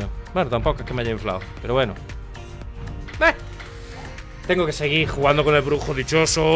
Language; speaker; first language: Spanish; native; Spanish